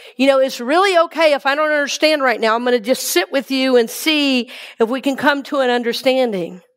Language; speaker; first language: English; native; English